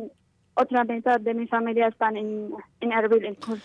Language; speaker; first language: Spanish; non-native, learner; Kurdish